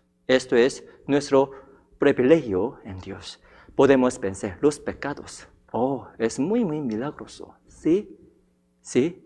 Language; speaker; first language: Spanish; non-native, fluent; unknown